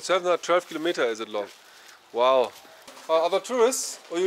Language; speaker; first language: English; non-native, fluent; German